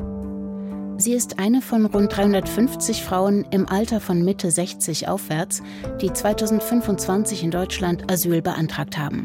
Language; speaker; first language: German; native; German